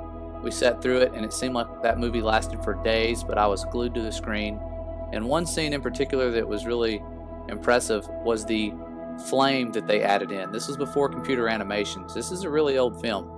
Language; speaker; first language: English; native; English